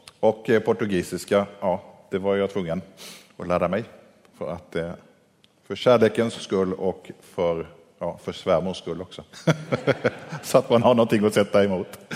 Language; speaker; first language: Swedish; early bilingual, heritage; Swedish